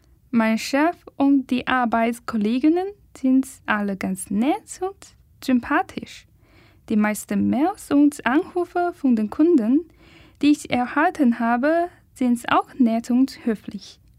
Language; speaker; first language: German; non-native, fluent; Chinese